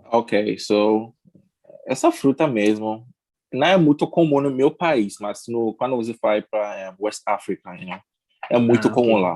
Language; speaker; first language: Portuguese; non-native, learner; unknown